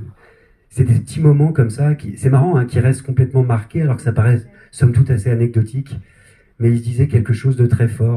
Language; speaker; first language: French; native; French